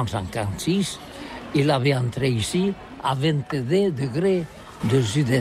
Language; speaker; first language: French; non-native, learner; Catalan